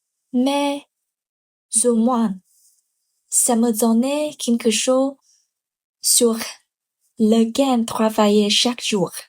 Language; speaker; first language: French; non-native, learner; Vietnamese